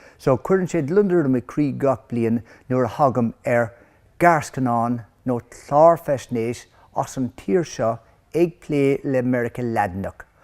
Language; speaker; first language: Irish; native; Irish